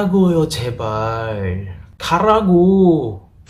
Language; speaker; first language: Korean; non-native, fluent; Filipino